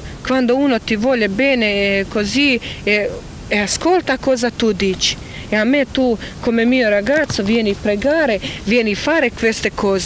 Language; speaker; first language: Italian; non-native, learner; Croatian